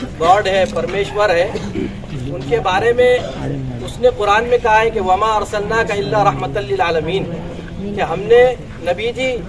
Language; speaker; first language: Urdu; native; Urdu